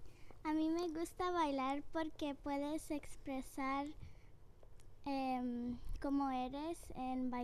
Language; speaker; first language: Spanish; early bilingual, heritage; Spanish